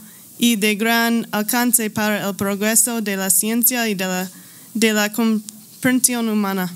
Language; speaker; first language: Spanish; non-native, learner; English